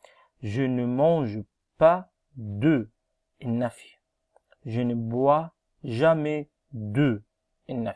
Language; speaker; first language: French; non-native, fluent; Arabic